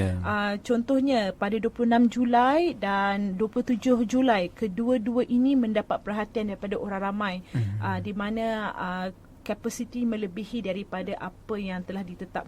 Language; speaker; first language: Malay; native; Malay